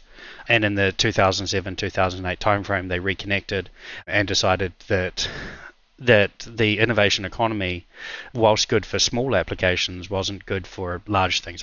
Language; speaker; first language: English; native; English